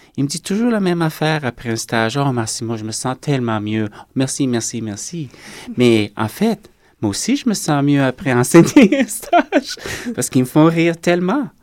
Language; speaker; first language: French; native; French